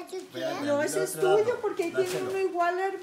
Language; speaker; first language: Spanish; native; Spanish